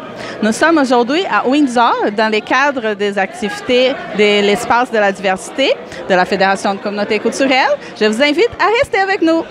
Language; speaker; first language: French; native; French